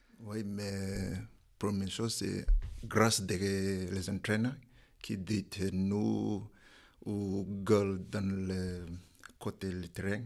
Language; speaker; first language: French; non-native, learner; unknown